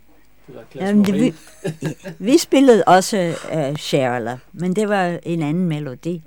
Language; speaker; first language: Danish; non-native, fluent; English